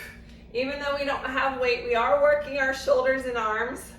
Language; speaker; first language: English; native; English